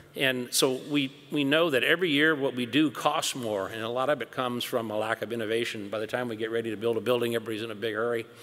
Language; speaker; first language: English; native; English